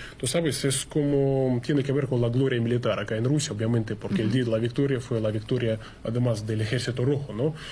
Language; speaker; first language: Spanish; non-native, fluent; Russian